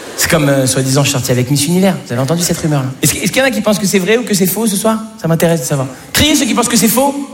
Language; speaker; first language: French; native; French